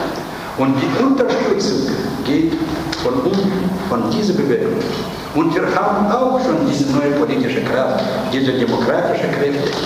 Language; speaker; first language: German; non-native, fluent; Russian